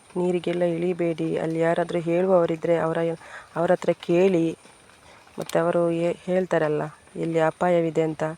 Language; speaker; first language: Kannada; non-native, local second language; Tulu